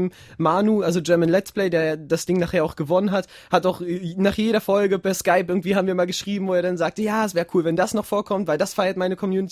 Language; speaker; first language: German; native; German